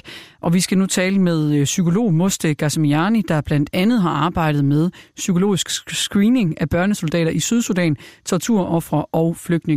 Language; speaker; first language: Danish; native; Danish